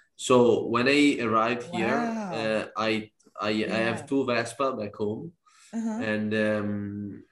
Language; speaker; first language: English; non-native, fluent; Italian